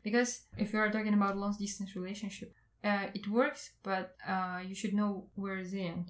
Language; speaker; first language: English; non-native, fluent; Russian